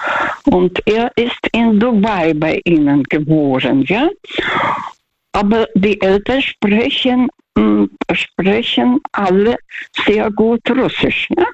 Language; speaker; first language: German; non-native, fluent; Russian